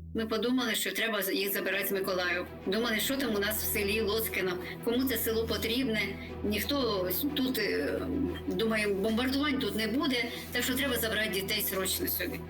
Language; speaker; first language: Ukrainian; native; Ukrainian